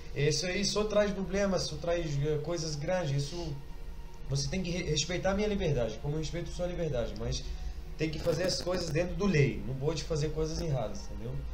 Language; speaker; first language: Portuguese; non-native, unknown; Arabic